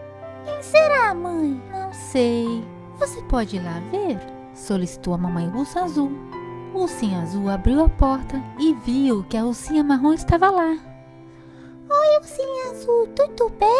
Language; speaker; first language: Portuguese; native; Portuguese